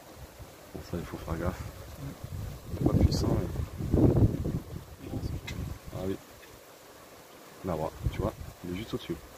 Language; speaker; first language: French; native; French